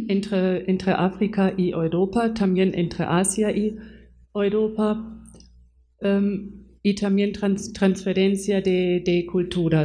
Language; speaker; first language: Spanish; non-native, fluent; German